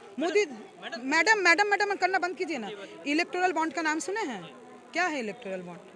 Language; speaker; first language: Hindi; non-native, local second language; Bangla